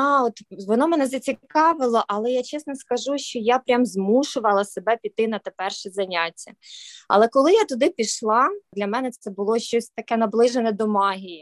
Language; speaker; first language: Ukrainian; native; Ukrainian